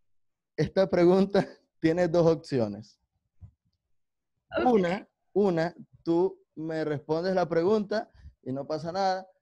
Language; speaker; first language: Spanish; native; Spanish